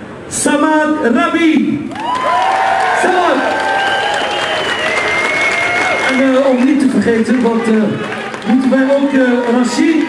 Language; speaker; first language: Dutch; non-native, learner; Arabic